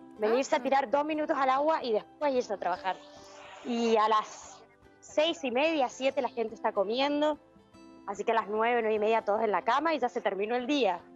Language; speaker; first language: Spanish; native; Spanish